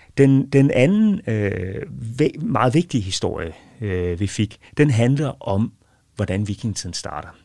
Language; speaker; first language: Danish; native; Danish